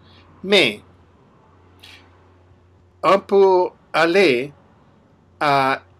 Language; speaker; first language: French; non-native, learner; English